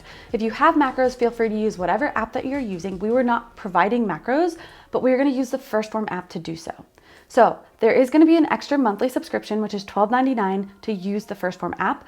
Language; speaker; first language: English; native; English